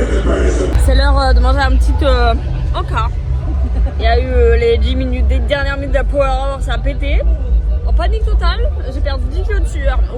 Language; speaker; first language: French; native; French